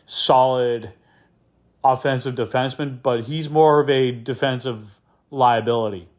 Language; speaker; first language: English; native; English